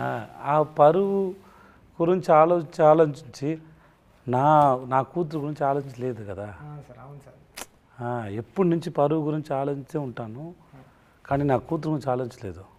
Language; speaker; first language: Telugu; non-native, learner; Tamil